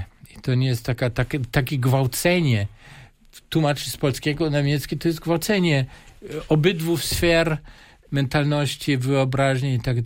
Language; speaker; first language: Polish; non-native, fluent; German